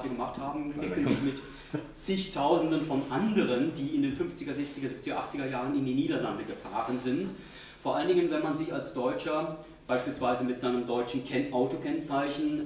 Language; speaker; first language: German; native; German